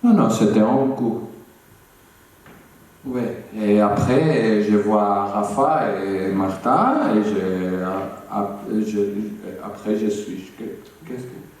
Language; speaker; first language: French; non-native, learner; Spanish